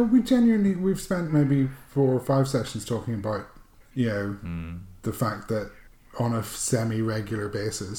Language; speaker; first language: English; native; English